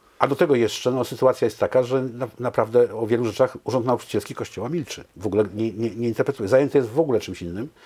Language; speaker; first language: Polish; native; Polish